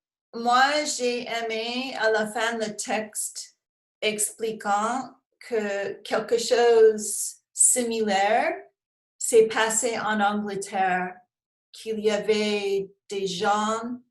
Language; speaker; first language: French; non-native, learner; English